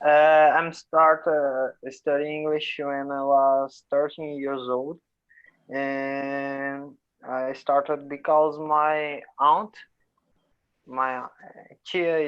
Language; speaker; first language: English; non-native, learner; Portuguese